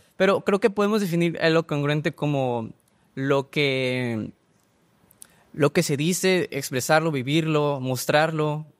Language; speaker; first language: Spanish; native; Spanish